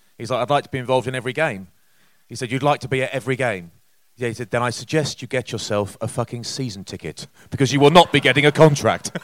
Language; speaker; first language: English; native; English